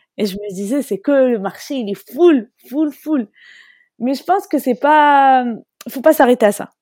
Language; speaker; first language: French; non-native, local second language; Arabic